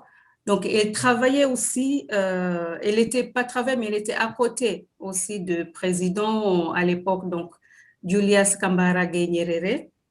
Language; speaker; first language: French; non-native, fluent; Swahili